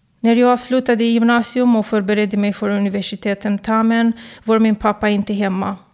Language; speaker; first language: Swedish; non-native, fluent; Romanian